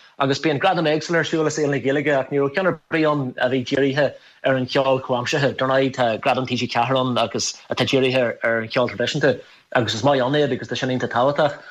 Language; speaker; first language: Irish; non-native, local second language; English